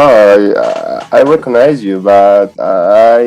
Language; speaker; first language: English; non-native, learner; Spanish